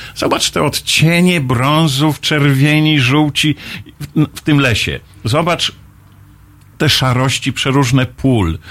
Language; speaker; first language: Polish; native; Polish